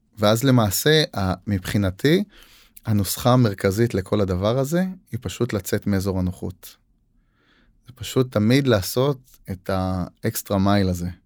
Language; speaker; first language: Hebrew; native; Hebrew